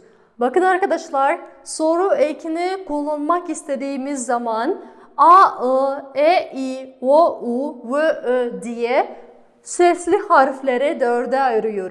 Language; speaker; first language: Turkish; non-native, fluent; Kazakh